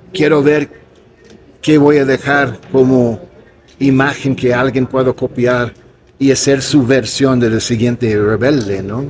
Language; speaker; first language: Spanish; non-native, fluent; English